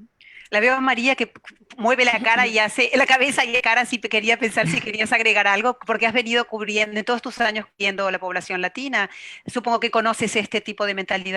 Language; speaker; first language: Spanish; native; Spanish